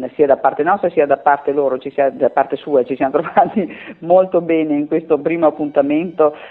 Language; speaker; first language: Italian; native; Italian